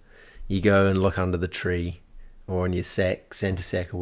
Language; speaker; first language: English; native; English